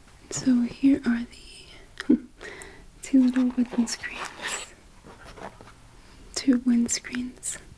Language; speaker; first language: English; native; English